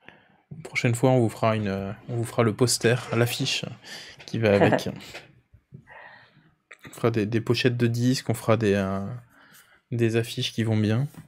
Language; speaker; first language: French; native; French